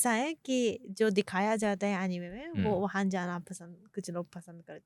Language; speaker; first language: Hindi; non-native, fluent; Japanese